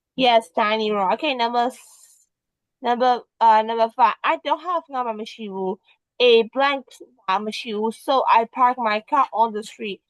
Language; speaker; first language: English; non-native, fluent; Burmese